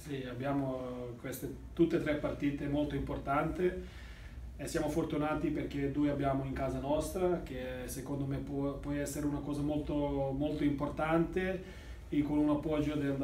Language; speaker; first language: Italian; non-native, learner; Serbian